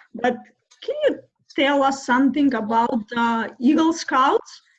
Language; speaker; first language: English; non-native, fluent; Macedonian